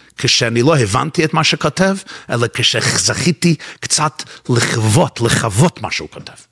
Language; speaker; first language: Hebrew; non-native, fluent; English